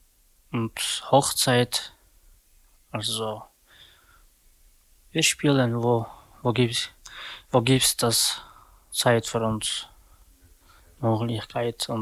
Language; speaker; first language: German; non-native, learner; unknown